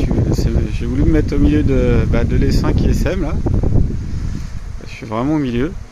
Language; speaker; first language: French; native; French